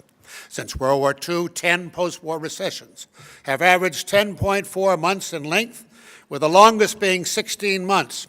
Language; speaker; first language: English; native; English